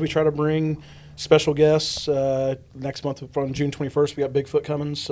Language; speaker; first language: English; native; English